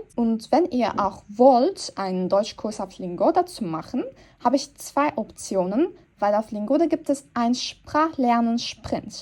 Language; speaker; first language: German; non-native, fluent; Turkish